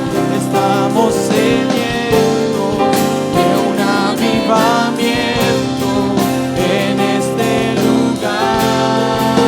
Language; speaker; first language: Spanish; native; Spanish